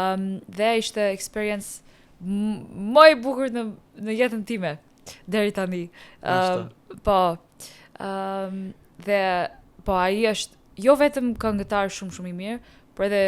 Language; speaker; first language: Albanian; non-native, learner; English